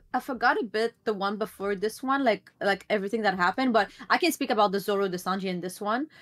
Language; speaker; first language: English; non-native, fluent; Arabic